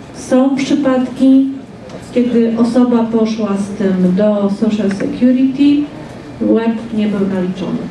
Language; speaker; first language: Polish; native; Polish